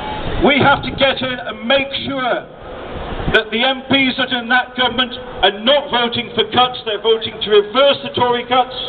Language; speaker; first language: English; native; English